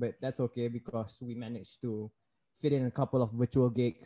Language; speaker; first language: English; non-native, local second language; Malay